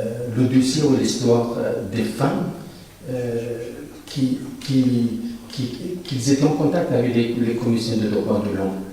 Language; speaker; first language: French; non-native, fluent; Persian